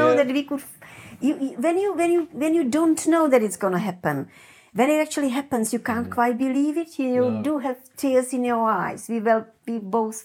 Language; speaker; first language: English; non-native, fluent; Czech